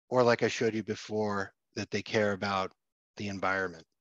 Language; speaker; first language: English; native; English